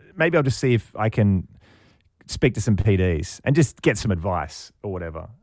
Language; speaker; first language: English; native; English